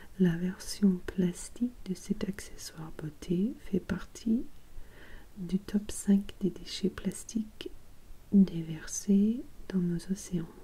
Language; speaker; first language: French; non-native, fluent; English